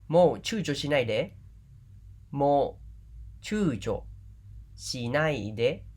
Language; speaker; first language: Japanese; non-native, fluent; Khmer